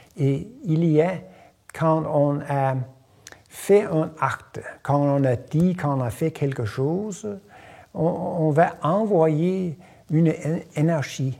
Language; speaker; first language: French; non-native, fluent; Danish